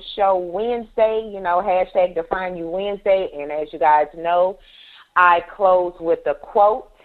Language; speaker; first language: English; native; English